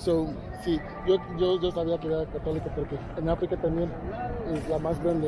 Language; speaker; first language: Spanish; non-native, learner; English